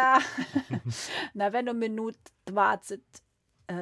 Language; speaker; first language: Russian; non-native, learner; German